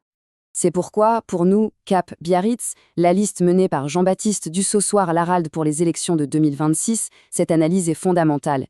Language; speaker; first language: French; native; French